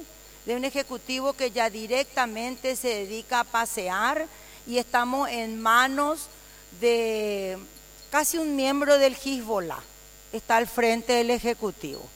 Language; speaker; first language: Spanish; native; Spanish